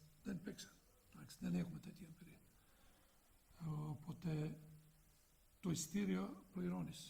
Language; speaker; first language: Greek; non-native, fluent; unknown